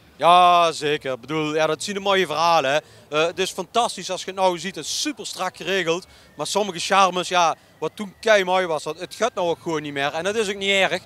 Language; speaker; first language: Dutch; native; Dutch